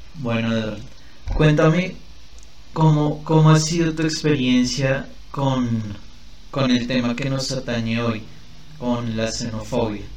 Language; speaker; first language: Spanish; native; Spanish